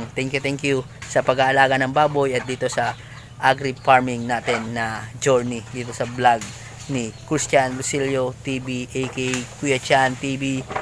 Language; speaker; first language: Filipino; native; Filipino